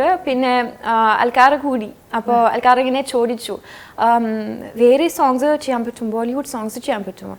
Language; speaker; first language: Malayalam; non-native, fluent; French